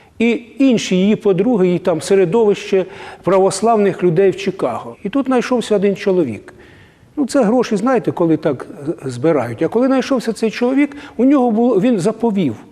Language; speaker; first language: Ukrainian; native; Ukrainian